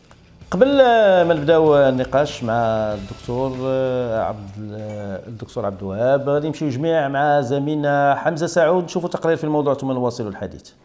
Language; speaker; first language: Arabic; native; Arabic